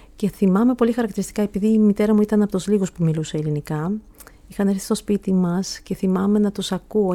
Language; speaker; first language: Greek; early bilingual, heritage; Greek